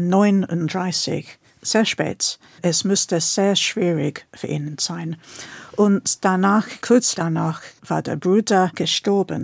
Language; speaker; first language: German; non-native, fluent; English